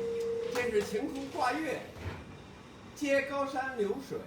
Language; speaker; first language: Chinese; native; Chinese